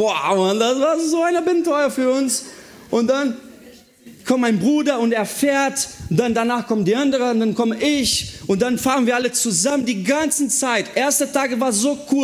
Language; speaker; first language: German; non-native, fluent; Portuguese